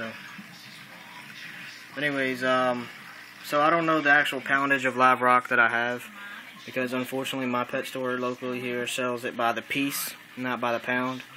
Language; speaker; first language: English; native; English